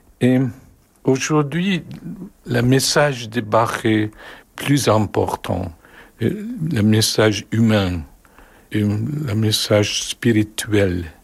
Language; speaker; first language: French; non-native, learner; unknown